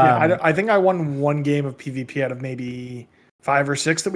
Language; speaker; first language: English; native; English